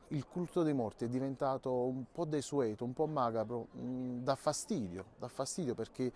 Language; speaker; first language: Italian; native; Italian